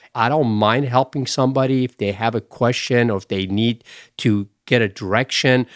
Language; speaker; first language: English; non-native, fluent; Persian